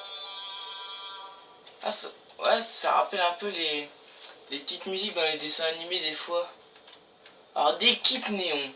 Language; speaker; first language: French; native; French